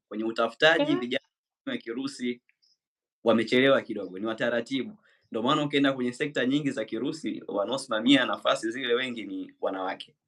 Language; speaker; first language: Swahili; native; Swahili